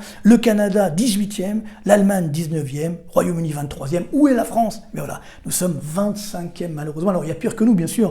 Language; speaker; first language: French; native; French